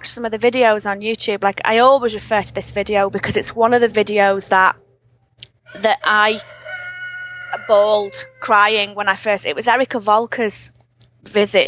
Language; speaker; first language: English; native; English